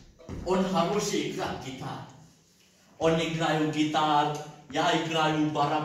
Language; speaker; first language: Russian; non-native, learner; Sinhala